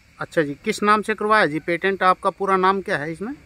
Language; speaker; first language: Hindi; native; Hindi